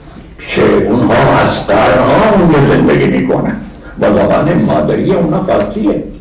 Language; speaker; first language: Persian; non-native, fluent; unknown